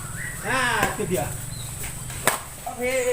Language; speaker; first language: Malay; non-native, local second language; Minangkabau